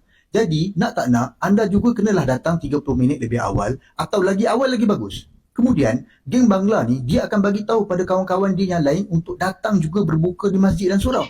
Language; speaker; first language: Malay; native; Malay